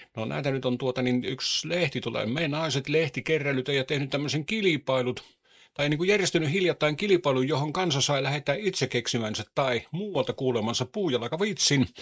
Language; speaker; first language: Finnish; native; Finnish